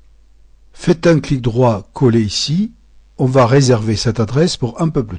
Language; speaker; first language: French; native; French